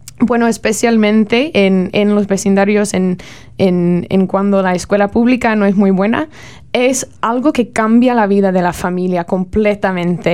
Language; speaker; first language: Spanish; non-native, learner; English